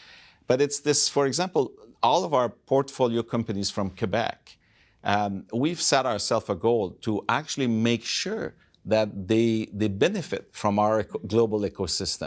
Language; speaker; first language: English; non-native, fluent; French